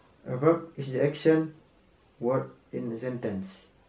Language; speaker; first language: English; non-native, fluent; Indonesian